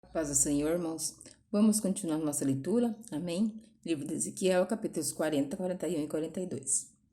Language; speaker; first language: Portuguese; native; Portuguese